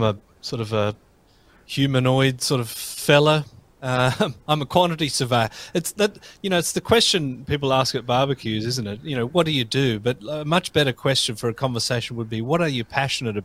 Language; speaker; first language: English; native; English